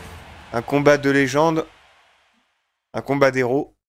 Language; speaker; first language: French; native; French